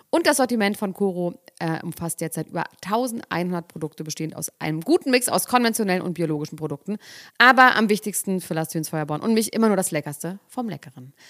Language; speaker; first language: German; native; German